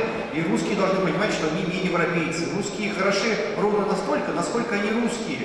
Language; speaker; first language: Russian; native; Russian